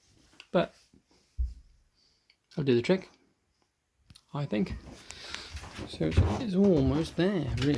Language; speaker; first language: English; native; English